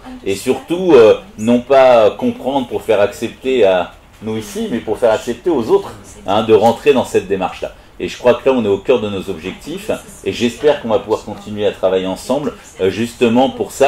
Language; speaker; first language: French; native; French